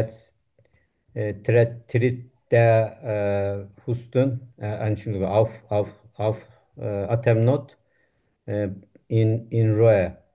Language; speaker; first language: German; non-native, learner; Turkish